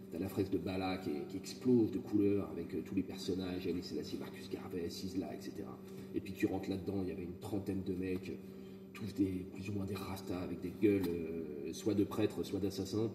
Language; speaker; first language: French; native; French